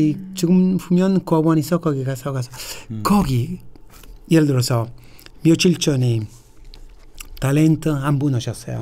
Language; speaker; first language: Korean; non-native, fluent; Italian